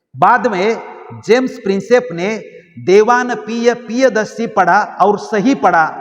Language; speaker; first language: Hindi; non-native, local second language; Marathi